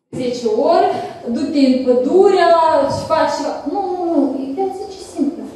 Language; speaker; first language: Romanian; non-native, learner; Russian